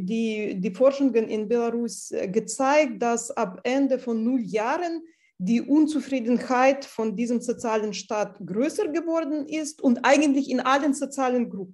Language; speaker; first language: German; non-native, fluent; Russian